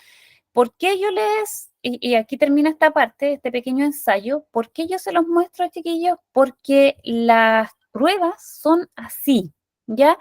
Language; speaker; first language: Spanish; native; Spanish